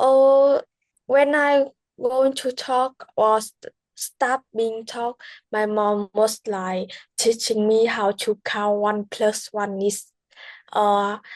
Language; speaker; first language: English; non-native, learner; Vietnamese